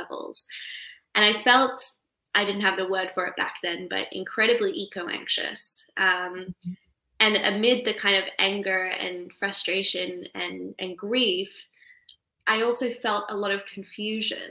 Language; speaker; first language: English; native; English